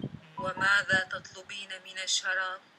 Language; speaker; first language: Arabic; non-native, learner; Indonesian